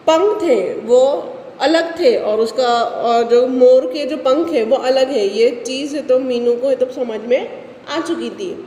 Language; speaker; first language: Hindi; non-native, local second language; Marathi